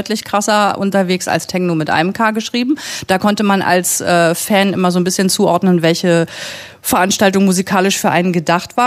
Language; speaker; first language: German; native; German